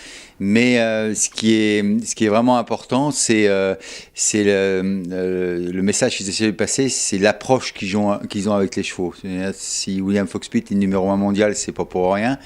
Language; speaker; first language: French; native; French